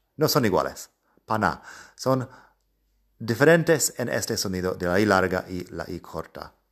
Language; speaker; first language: Spanish; non-native, fluent; English